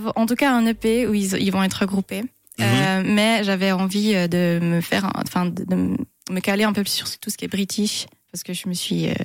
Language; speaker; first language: French; native; French